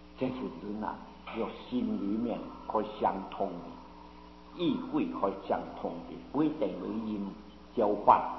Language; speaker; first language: Chinese; non-native, local second language; Min Nan Chinese